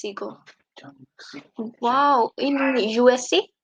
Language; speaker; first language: English; non-native, learner; Urdu